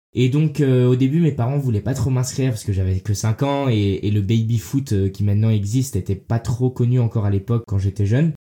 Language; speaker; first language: French; early bilingual, heritage; French